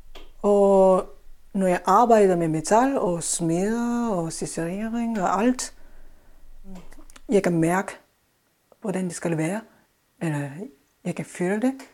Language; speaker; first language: Danish; non-native, fluent; Japanese